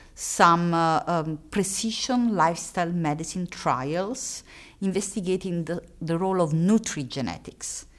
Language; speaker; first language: English; non-native, fluent; Italian